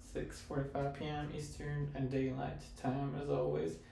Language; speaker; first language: English; early bilingual, other home language; Spanish